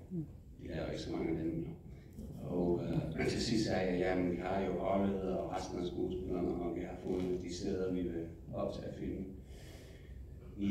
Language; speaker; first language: Danish; non-native, fluent; English